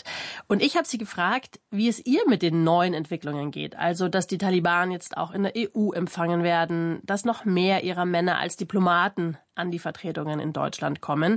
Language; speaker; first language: German; native; German